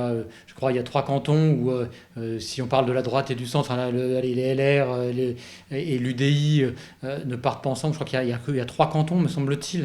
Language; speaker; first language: French; native; French